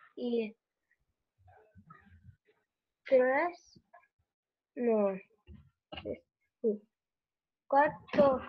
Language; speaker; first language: Spanish; non-native, learner; English